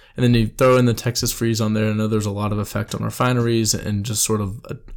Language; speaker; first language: English; native; English